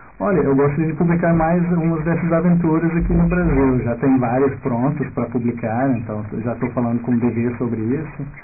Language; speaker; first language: Portuguese; non-native, fluent; English